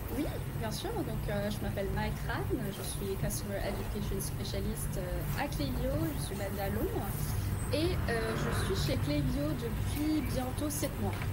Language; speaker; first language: French; non-native, fluent; Vietnamese